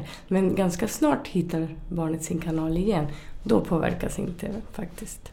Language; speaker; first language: Swedish; non-native, fluent; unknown